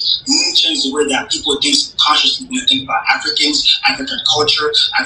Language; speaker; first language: English; early bilingual, other home language; Igbo